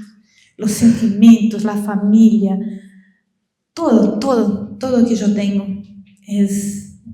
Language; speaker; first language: Spanish; non-native, learner; Portuguese